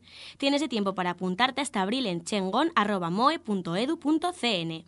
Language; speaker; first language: Spanish; native; Spanish